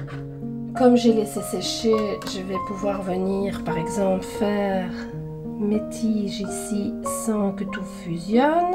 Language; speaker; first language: French; native; French